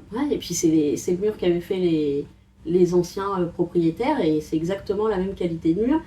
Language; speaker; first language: French; native; French